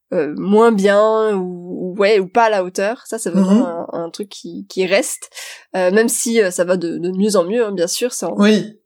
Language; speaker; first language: French; native; French